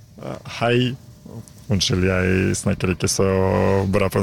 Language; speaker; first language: Norwegian; non-native, learner; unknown